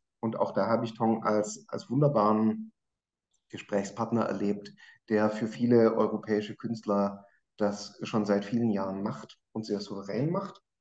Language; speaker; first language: German; native; German